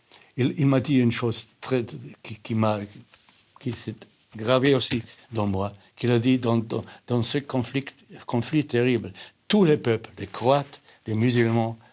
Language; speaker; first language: French; non-native, fluent; German